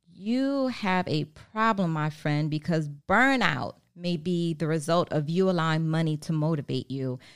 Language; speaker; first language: English; native; English